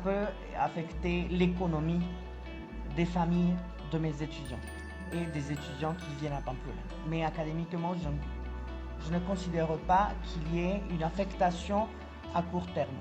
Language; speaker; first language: French; non-native, fluent; Spanish